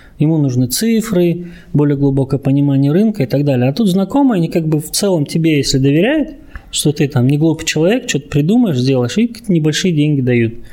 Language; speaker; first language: Russian; native; Russian